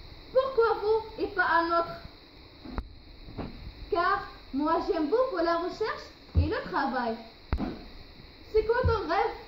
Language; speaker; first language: French; non-native, local second language; Arabic